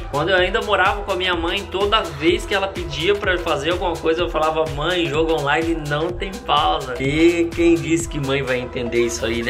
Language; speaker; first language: Portuguese; native; Portuguese